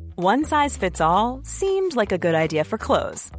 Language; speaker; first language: English; native; English